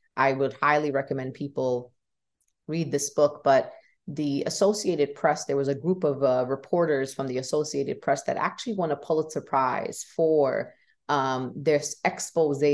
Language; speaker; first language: English; native; English